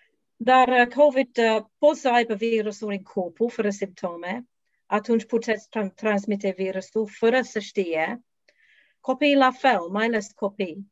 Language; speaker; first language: Romanian; non-native, learner; English